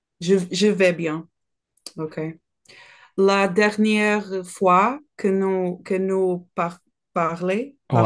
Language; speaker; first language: French; non-native, learner; Portuguese